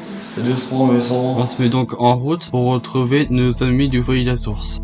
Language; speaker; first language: French; native; French